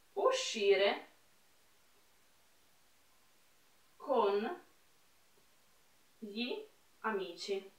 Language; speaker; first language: Italian; non-native, fluent; Portuguese